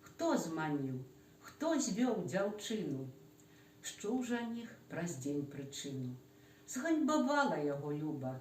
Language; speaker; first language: Belarusian; native; Belarusian